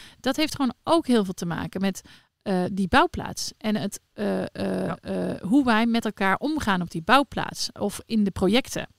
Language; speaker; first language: Dutch; native; Dutch